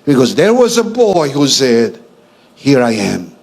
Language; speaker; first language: English; non-native, local second language; Filipino